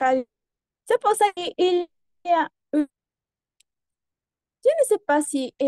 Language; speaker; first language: French; non-native, learner; Spanish